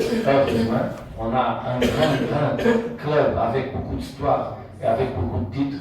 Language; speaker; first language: French; non-native, fluent; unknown